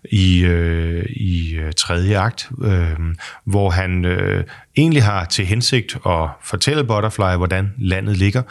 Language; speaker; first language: Danish; native; Danish